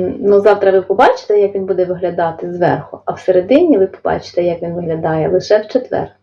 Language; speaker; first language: Ukrainian; native; Ukrainian